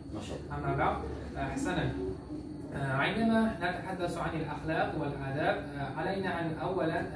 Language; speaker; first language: Arabic; non-native, learner; Uzbek